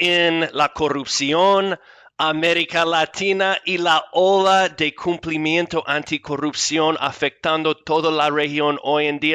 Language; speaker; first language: Spanish; non-native, fluent; English